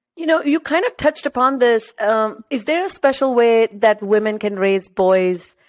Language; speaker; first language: English; non-native, local second language; Marathi